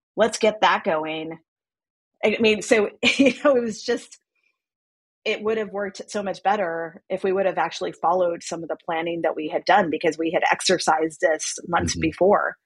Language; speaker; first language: English; native; English